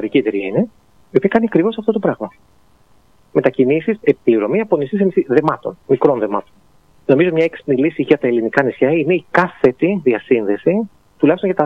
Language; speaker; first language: Greek; native; Greek